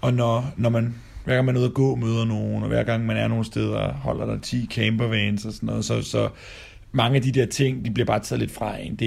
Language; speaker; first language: Danish; native; Danish